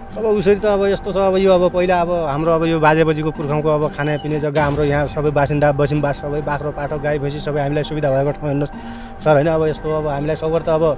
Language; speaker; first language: Nepali; native; Nepali